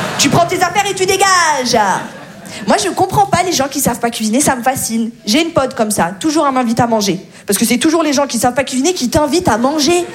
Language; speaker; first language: French; native; French